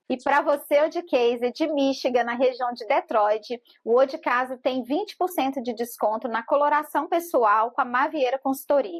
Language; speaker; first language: Portuguese; native; Portuguese